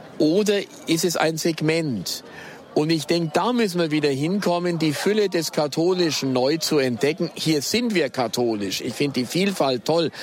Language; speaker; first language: German; native; German